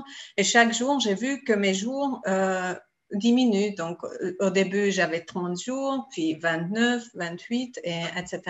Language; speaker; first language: French; non-native, fluent; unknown